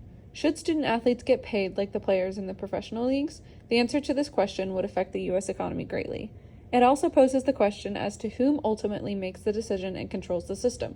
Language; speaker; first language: English; native; English